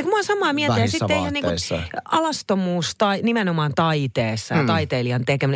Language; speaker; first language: Finnish; native; Finnish